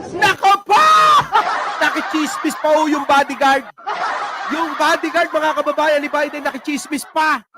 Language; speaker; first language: Filipino; native; Filipino